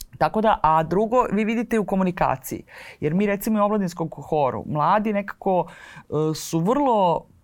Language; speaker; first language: Serbian; native; Serbian